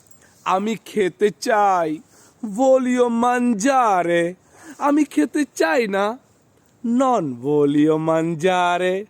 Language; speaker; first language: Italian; non-native, fluent; Bangla